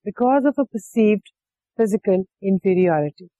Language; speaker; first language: English; non-native, local second language; Urdu